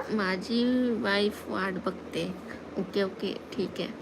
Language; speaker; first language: Hindi; non-native, local second language; Marathi